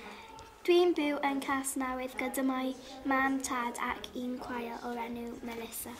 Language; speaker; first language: Welsh; non-native, learner; English